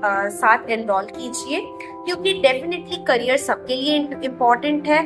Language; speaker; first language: Hindi; non-native, local second language; Bangla